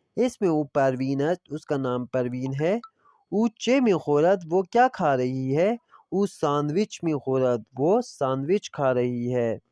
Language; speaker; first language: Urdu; non-native, local second language; Punjabi